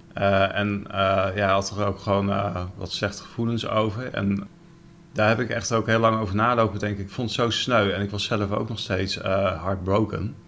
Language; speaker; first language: Dutch; native; Dutch